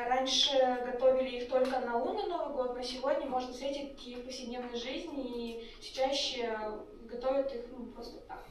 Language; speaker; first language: Russian; native; Russian